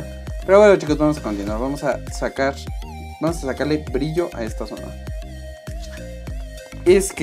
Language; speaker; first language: Spanish; native; Spanish